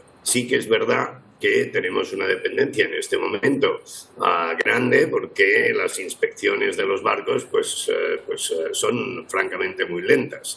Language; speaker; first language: Spanish; native; Spanish